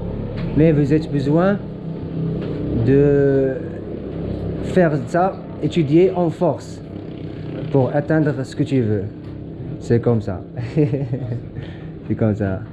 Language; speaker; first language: French; non-native, learner; Arabic